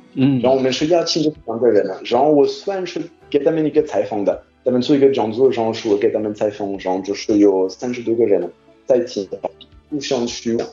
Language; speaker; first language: Chinese; non-native, fluent; French